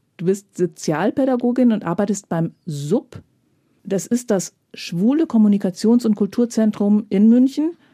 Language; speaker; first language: German; native; German